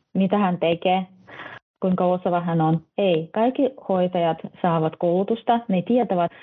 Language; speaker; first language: Finnish; non-native, fluent; Russian